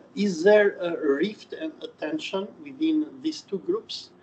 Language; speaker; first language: English; non-native, fluent; Albanian